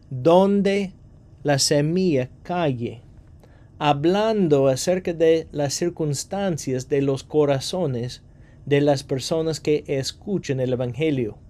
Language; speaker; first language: Spanish; non-native, fluent; English